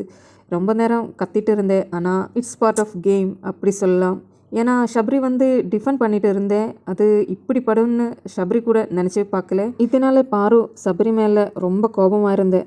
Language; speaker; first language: Tamil; non-native, fluent; Malayalam